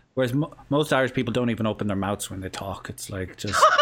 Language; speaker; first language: English; native; English